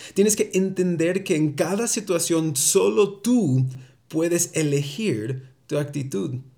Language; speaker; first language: Spanish; early bilingual, heritage; Spanish